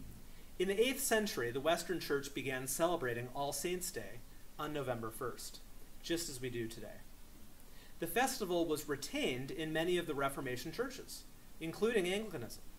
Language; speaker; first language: English; native; English